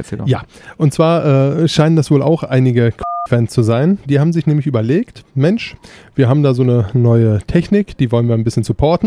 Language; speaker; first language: German; native; German